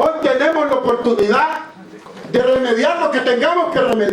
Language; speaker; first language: Spanish; native; Spanish